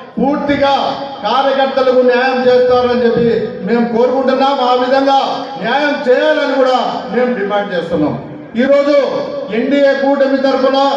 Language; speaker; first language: Telugu; native; Telugu